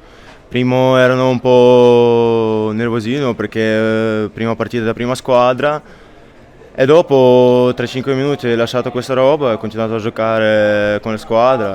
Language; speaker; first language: Italian; non-native, learner; Ukrainian